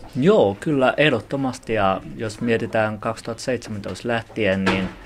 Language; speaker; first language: Finnish; early bilingual, other home language; Chinese